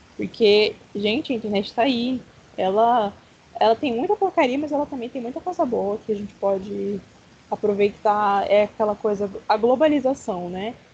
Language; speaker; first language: Portuguese; native; Portuguese